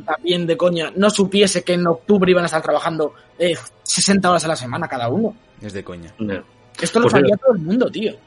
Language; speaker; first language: Spanish; native; Spanish